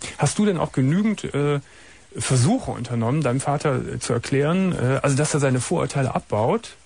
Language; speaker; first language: German; native; German